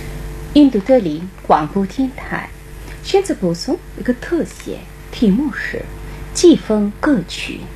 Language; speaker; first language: Chinese; non-native, fluent; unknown